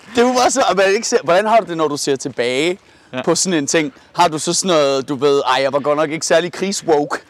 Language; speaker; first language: Danish; early bilingual, other home language; Persian